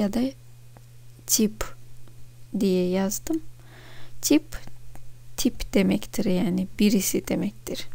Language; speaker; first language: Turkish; non-native, fluent; Russian